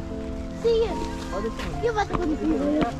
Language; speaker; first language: Italian; early bilingual, other home language; Filipino